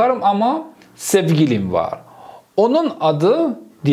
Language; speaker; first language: Turkish; non-native, fluent; Persian